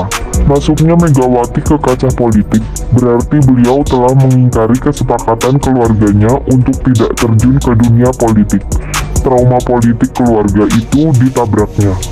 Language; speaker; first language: Indonesian; native; Indonesian